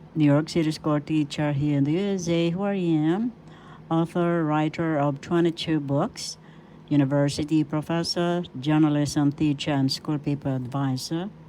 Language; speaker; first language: English; non-native, local second language; Filipino